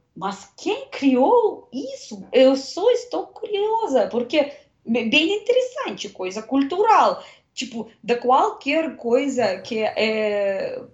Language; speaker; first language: Portuguese; non-native, fluent; Russian